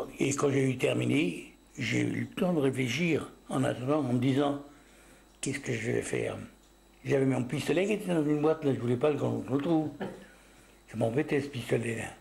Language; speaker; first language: French; native; French